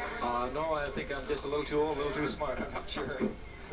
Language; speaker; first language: English; native; English